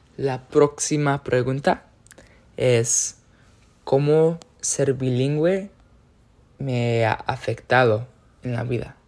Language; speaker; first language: Spanish; early bilingual, heritage; Spanish